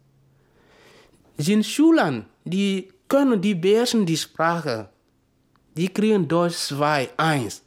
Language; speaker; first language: German; non-native, learner; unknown